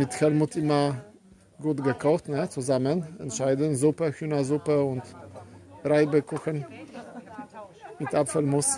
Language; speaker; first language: German; non-native, learner; Polish